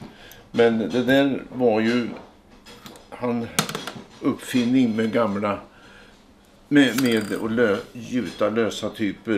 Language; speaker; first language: Swedish; native; Swedish